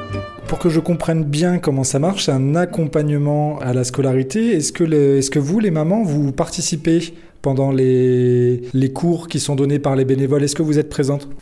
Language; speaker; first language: French; native; French